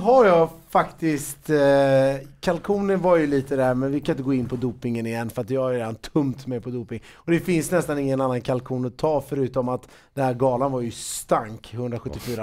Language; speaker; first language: Swedish; native; Swedish